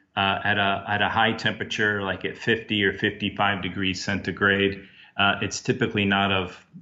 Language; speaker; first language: English; native; English